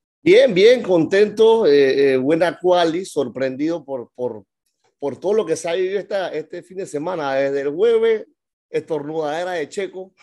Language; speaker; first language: Spanish; native; Spanish